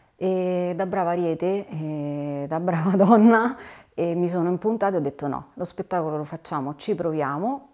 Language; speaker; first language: Italian; native; Italian